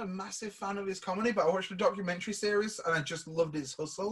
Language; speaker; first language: English; native; English